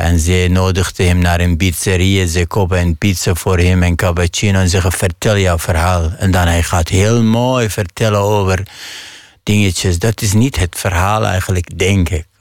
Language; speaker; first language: Dutch; non-native, fluent; Arabic